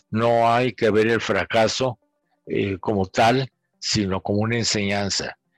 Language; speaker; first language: Spanish; native; Spanish